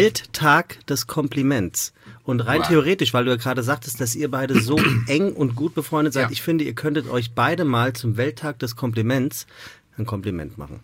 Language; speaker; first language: German; native; German